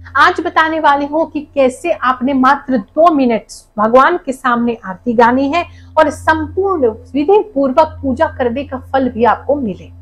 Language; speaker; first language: Hindi; native; Hindi